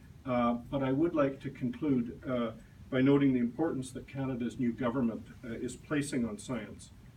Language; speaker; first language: English; native; English